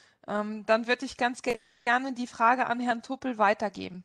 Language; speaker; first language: German; non-native, local second language; Luxembourgish